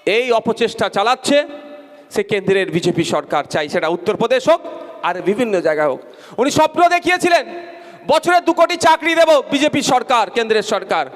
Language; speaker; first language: Bangla; native; Bangla